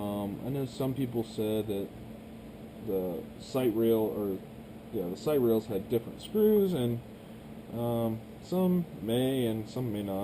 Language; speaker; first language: English; native; English